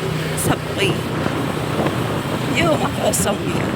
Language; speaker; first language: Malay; non-native, local second language; Javanese